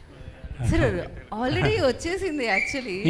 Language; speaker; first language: Telugu; native; Telugu